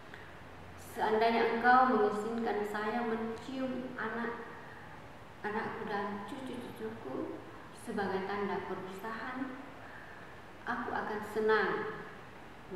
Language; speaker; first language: Indonesian; native; Indonesian